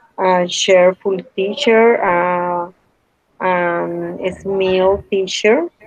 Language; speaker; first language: English; non-native, learner; Spanish